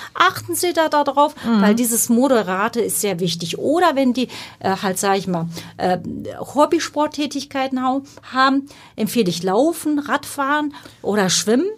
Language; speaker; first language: German; non-native, fluent; Turkish